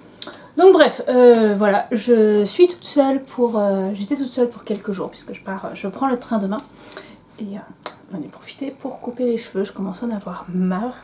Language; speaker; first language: French; native; French